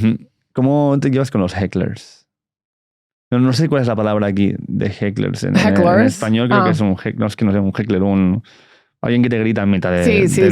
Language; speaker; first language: Spanish; native; Spanish